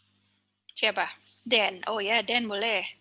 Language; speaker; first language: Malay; non-native, fluent; Javanese